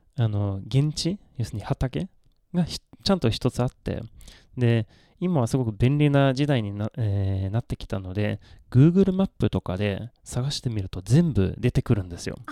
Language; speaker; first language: Japanese; non-native, fluent; Swedish